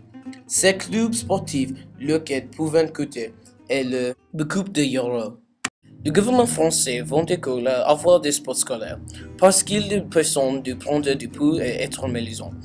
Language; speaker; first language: French; non-native, learner; English